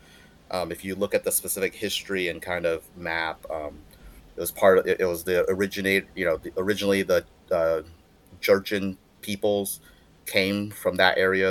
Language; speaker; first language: English; early bilingual, other home language; Chinese